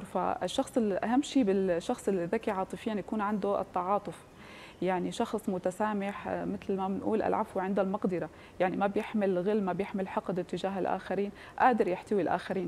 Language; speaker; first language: Arabic; native; Arabic